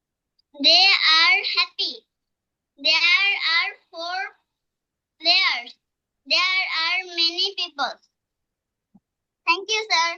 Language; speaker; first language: English; non-native, learner; Bangla